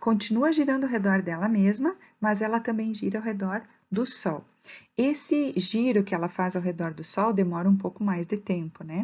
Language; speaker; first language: Portuguese; native; Portuguese